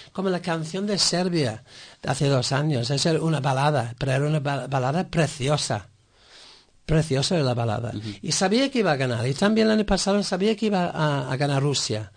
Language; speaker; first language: Spanish; non-native, fluent; English